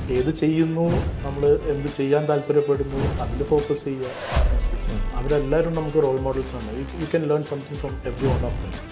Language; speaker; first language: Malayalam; early bilingual, heritage; Malayalam